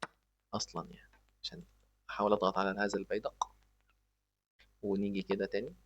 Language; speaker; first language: Arabic; native; Arabic